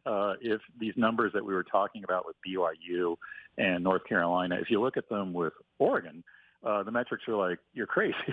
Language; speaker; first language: English; native; English